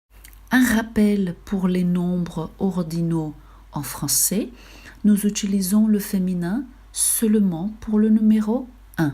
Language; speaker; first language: French; non-native, fluent; Portuguese